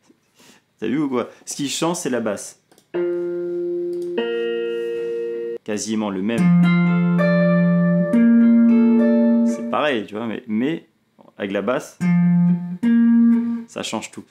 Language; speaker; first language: French; native; French